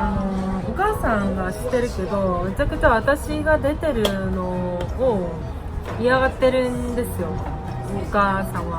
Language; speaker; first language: Japanese; non-native, fluent; Korean